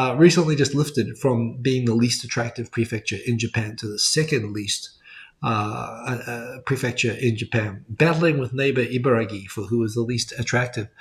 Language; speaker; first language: English; native; English